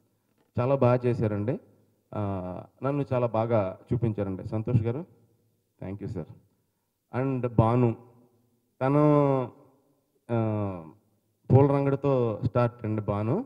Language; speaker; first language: Telugu; native; Telugu